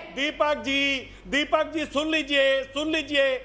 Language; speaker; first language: Hindi; native; Hindi